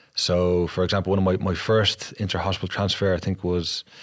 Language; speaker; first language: English; native; English